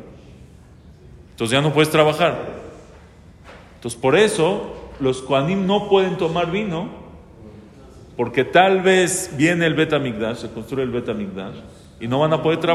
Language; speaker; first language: Spanish; native; Spanish